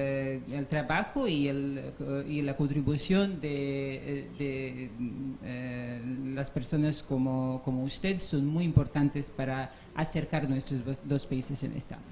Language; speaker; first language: Spanish; non-native, fluent; Serbian